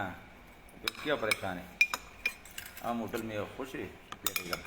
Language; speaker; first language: Hindi; non-native, learner; Pashto